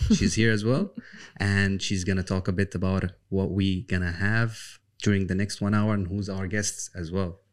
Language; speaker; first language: English; non-native, fluent; Arabic